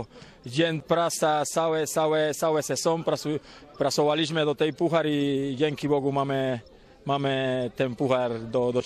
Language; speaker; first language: Polish; non-native, learner; Spanish